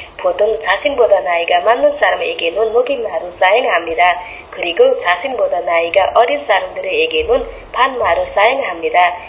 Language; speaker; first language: Korean; non-native, learner; Nepali